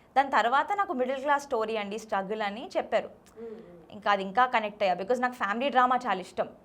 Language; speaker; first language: Telugu; native; Telugu